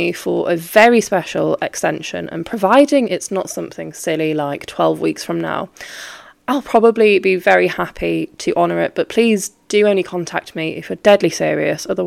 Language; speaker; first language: English; native; English